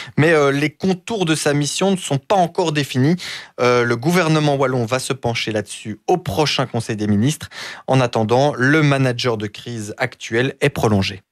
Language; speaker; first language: French; native; French